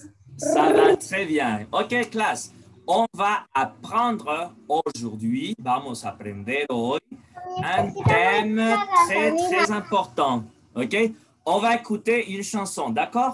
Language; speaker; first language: French; non-native, fluent; Spanish